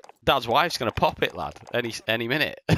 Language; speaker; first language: English; native; English